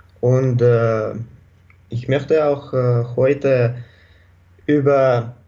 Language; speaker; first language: German; non-native, learner; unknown